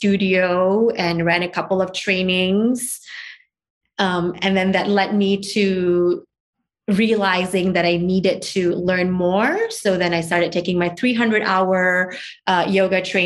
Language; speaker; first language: English; non-native, local second language; Malay